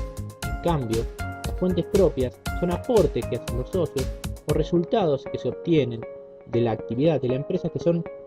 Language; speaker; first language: Spanish; native; Spanish